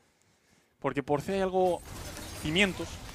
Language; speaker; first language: Spanish; native; Spanish